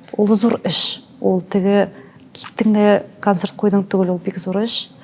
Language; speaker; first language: Tatar; native; Tatar